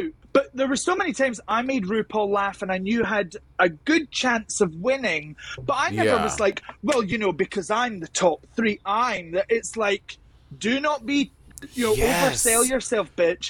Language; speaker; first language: English; native; English